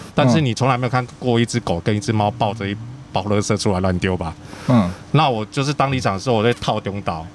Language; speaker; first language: Chinese; native; Chinese